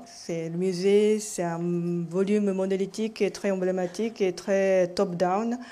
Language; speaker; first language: French; non-native, fluent; Japanese